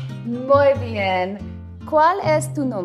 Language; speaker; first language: Spanish; non-native, learner; English